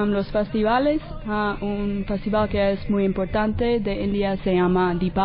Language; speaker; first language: Spanish; non-native, learner; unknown